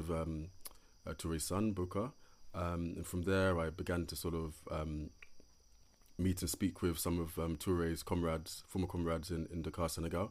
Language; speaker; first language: English; native; English